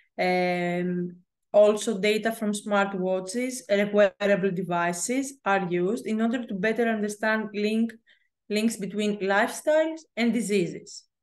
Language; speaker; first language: English; non-native, fluent; Greek